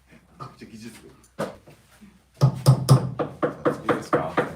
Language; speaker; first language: Japanese; non-native, learner; English